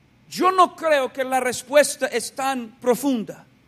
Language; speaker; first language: Spanish; non-native, fluent; English